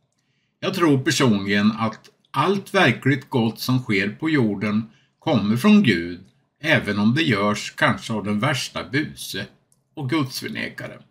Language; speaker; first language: Swedish; native; Swedish